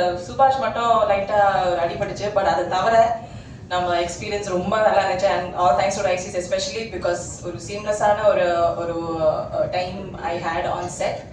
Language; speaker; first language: Tamil; non-native, fluent; Malayalam